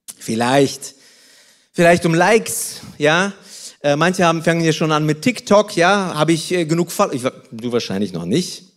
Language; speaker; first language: German; early bilingual, other home language; Russian